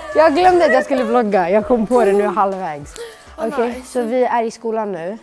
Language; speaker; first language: Swedish; native; Swedish